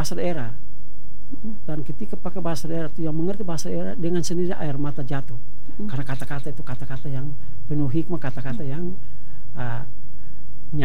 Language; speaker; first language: Indonesian; non-native, local second language; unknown